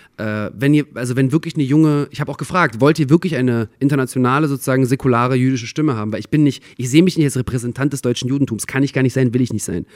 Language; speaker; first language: German; early bilingual, other home language; Russian